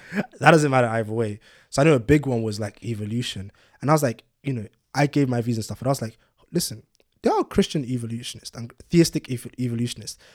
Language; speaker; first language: English; early bilingual, other home language; Yoruba